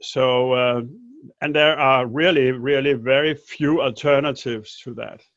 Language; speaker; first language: English; non-native, fluent; Danish